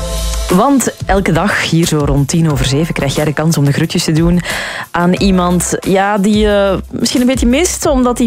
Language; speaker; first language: Dutch; native; Dutch